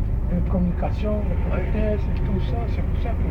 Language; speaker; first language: French; non-native, fluent; Portuguese